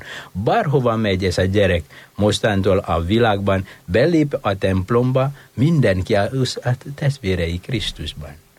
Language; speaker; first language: Hungarian; non-native, fluent; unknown